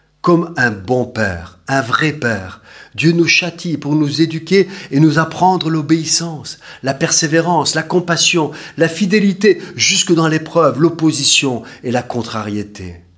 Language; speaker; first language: French; native; French